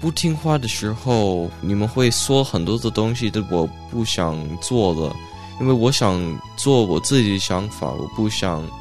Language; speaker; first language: Chinese; early bilingual, heritage; Chinese